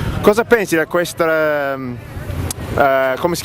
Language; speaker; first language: Italian; non-native, learner; English